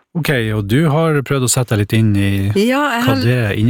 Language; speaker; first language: Norwegian; native; Norwegian